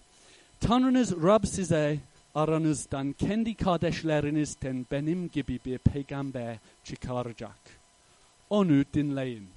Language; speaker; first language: Turkish; non-native, fluent; English